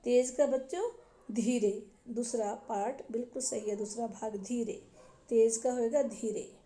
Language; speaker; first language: Hindi; non-native, local second language; Punjabi